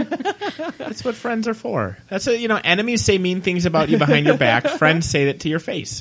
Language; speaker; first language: English; native; English